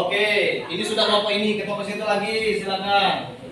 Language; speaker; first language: Indonesian; native; Indonesian